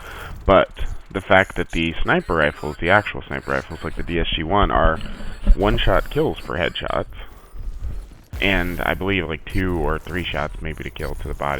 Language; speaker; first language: English; native; English